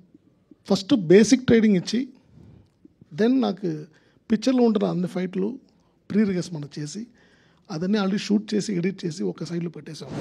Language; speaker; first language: Telugu; non-native, learner; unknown